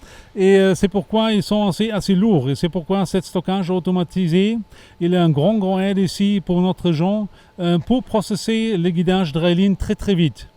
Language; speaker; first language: French; non-native, fluent; German